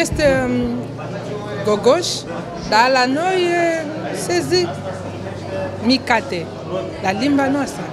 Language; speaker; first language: Romanian; non-native, learner; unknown